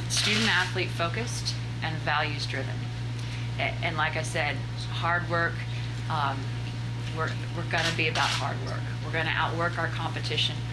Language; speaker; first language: English; native; English